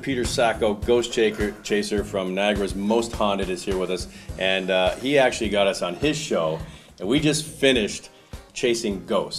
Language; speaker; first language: English; native; English